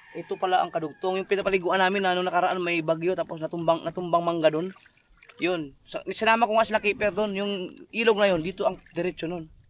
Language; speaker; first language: Filipino; non-native, local second language; Cebuano